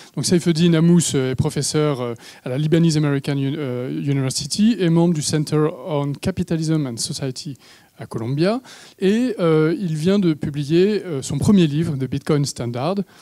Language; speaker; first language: French; native; French